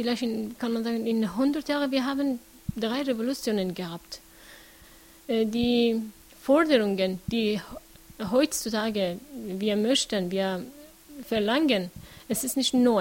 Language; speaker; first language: German; non-native, learner; Persian